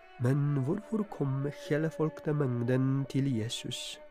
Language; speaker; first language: Norwegian; non-native, fluent; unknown